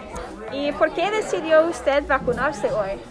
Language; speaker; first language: Spanish; non-native, fluent; English